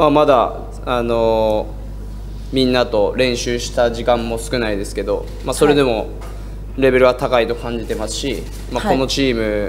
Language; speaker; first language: Japanese; native; Japanese